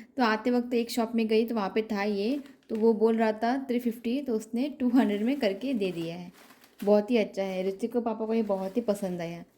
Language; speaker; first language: Hindi; non-native, local second language; Konkani